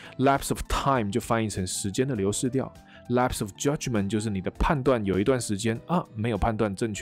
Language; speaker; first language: Chinese; native; Chinese